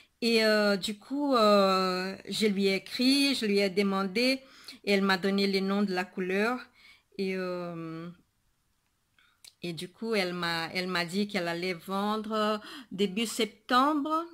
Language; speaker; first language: French; non-native, fluent; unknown